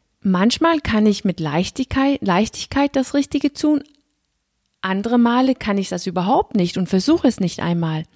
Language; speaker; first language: German; non-native, fluent; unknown